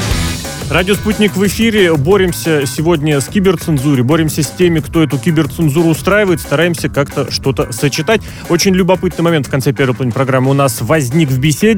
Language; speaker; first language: Russian; native; Russian